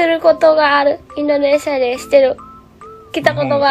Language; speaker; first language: Japanese; non-native, learner; Indonesian